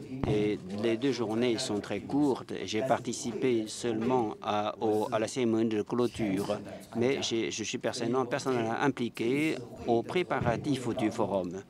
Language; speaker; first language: French; non-native, fluent; Chinese